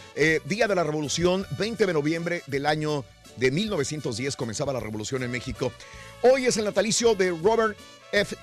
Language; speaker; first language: Spanish; native; Spanish